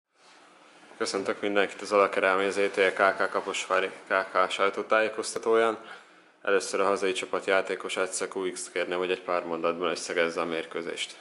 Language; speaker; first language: Hungarian; native; Hungarian